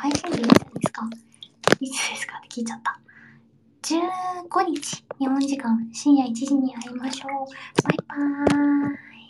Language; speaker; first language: Japanese; early bilingual, heritage; Japanese